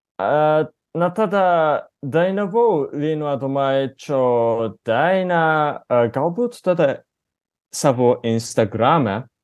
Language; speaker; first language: Lithuanian; non-native, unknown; Japanese